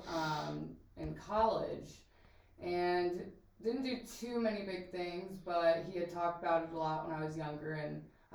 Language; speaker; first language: English; native; English